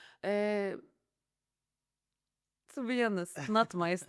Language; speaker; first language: English; non-native, learner; Turkish